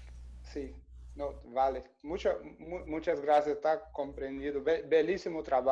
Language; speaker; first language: Spanish; non-native, learner; Portuguese